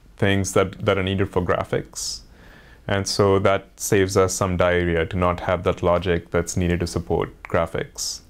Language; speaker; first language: English; non-native, local second language; Hindi